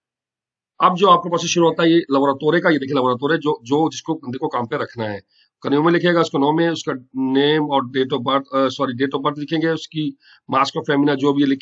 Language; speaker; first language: Hindi; non-native, local second language; Punjabi